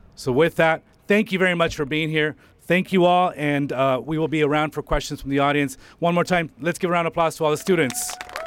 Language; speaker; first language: English; early bilingual, other home language; Spanish